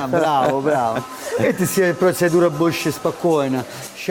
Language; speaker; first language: Russian; non-native, learner; Italian